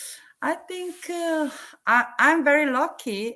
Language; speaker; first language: English; non-native, learner; Korean